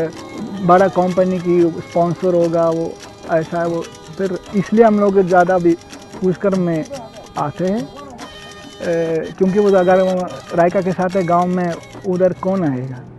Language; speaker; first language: Hindi; non-native, learner; Italian